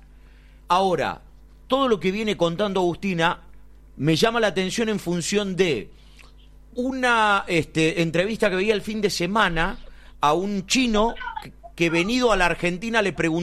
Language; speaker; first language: Spanish; native; Spanish